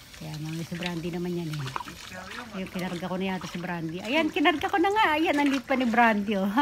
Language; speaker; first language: Filipino; native; Filipino